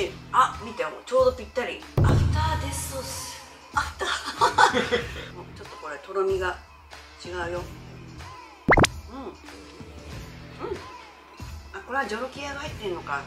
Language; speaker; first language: Japanese; native; Japanese